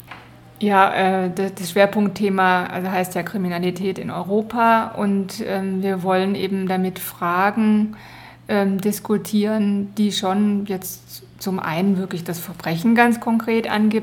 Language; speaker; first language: German; native; German